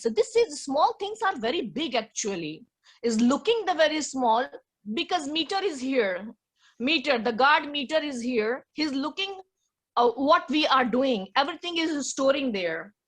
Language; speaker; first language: English; non-native, learner; Hindi